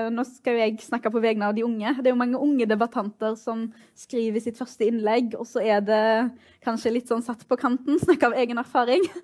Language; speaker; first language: Norwegian; early bilingual, other home language; Arabic